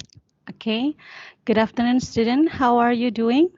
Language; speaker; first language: English; non-native, learner; Indonesian